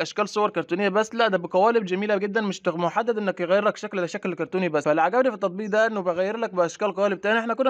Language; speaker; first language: Arabic; native; Arabic